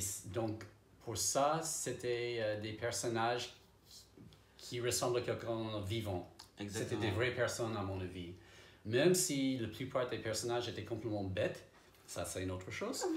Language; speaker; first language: French; non-native, fluent; English